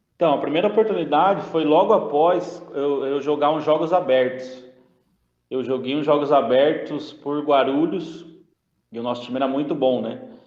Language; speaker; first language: Portuguese; native; Portuguese